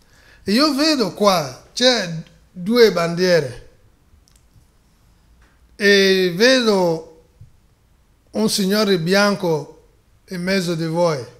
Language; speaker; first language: Italian; non-native, fluent; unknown